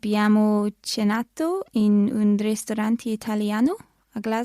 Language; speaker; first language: Italian; non-native, learner; English